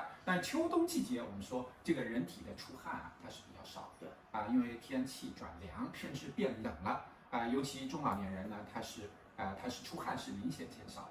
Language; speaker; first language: Chinese; native; Chinese